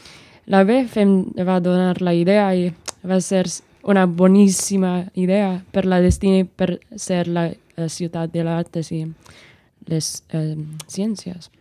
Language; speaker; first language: Catalan; non-native, learner; English